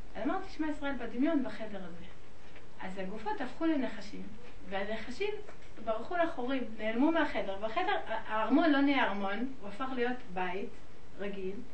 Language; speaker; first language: Hebrew; non-native, fluent; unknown